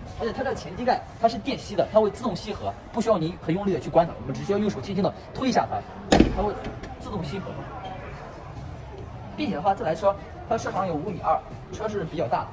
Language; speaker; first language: Chinese; native; Chinese